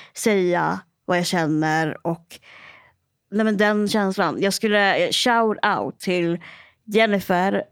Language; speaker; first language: Swedish; native; Swedish